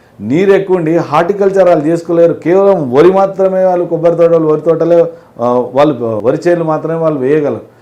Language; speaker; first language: Telugu; native; Telugu